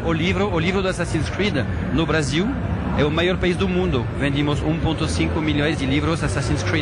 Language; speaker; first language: Portuguese; non-native, fluent; French